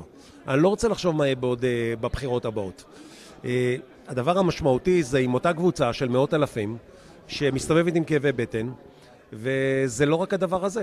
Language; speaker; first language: Hebrew; native; Hebrew